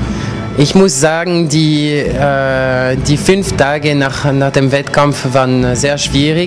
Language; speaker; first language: German; non-native, local second language; French